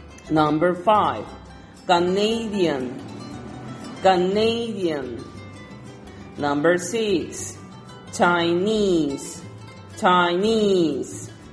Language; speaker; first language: English; non-native, fluent; Spanish